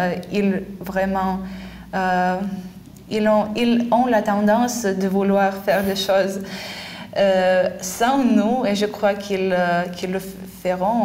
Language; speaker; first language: French; non-native, fluent; Lithuanian